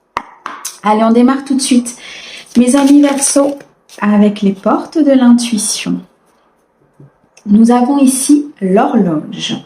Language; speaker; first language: French; native; French